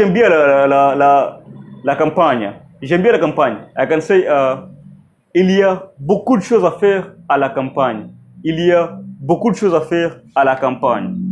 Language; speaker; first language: French; non-native, fluent; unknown